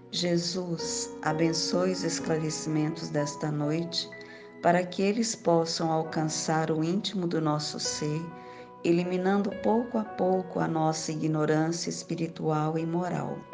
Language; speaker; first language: Portuguese; native; Portuguese